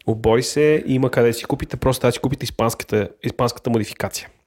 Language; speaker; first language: Bulgarian; native; Bulgarian